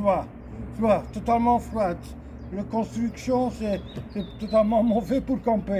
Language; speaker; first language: French; non-native, learner; Dutch